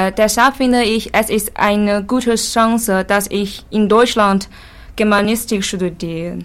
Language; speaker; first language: German; non-native, learner; Chinese